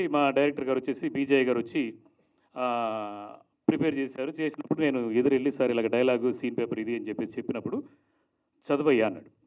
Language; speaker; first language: Telugu; native; Telugu